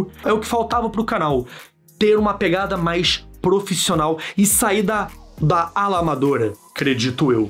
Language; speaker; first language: Portuguese; native; Portuguese